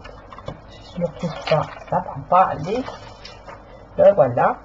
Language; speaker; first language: French; native; French